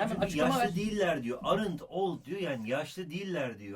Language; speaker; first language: Turkish; native; Turkish